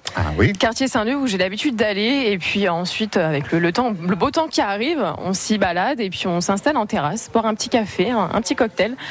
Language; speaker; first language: French; native; French